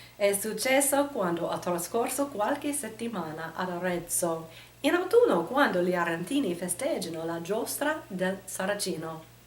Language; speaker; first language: Italian; non-native, fluent; English